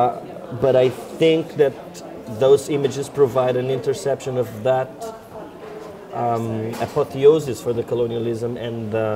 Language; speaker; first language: English; non-native, fluent; Portuguese